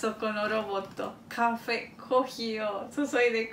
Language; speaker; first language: Japanese; non-native, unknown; Spanish